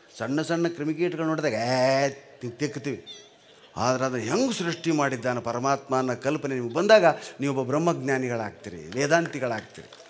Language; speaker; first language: Kannada; native; Kannada